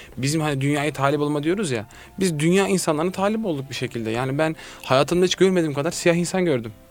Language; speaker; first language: Turkish; native; Turkish